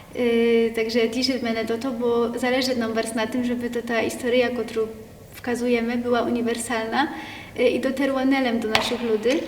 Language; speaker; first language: Polish; non-native, local second language; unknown